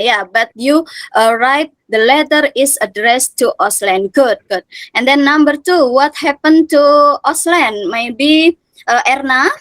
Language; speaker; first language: English; non-native, fluent; Indonesian